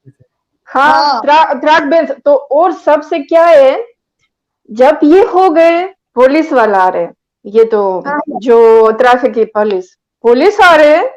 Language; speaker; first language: Hindi; non-native, learner; Greek